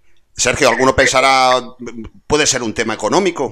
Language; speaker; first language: Spanish; native; Spanish